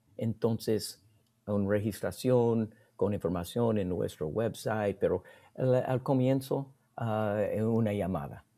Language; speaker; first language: Spanish; non-native, learner; English